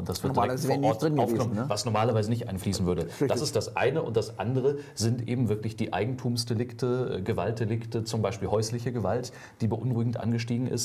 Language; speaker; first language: German; native; German